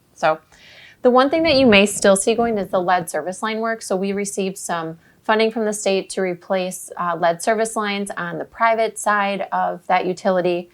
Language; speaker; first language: English; native; English